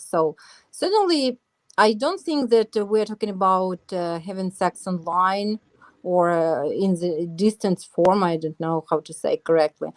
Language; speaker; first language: English; non-native, fluent; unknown